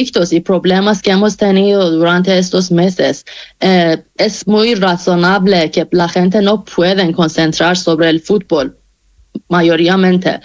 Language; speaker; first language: Spanish; non-native, fluent; Persian